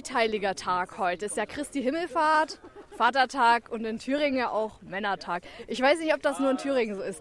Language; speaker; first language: German; native; German